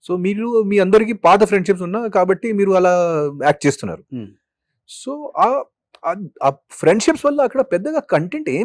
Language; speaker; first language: Telugu; non-native, fluent; Hindi